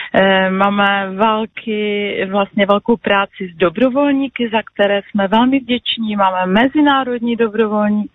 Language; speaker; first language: Czech; non-native, local second language; Polish